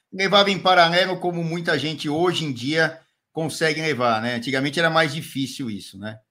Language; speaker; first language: Portuguese; native; Portuguese